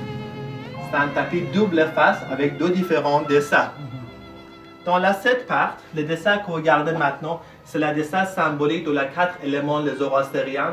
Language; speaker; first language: French; non-native, learner; Persian